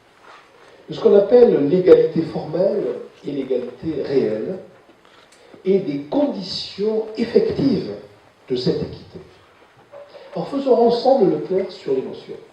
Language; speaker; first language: French; native; French